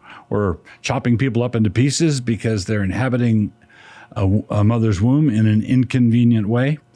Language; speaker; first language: English; native; English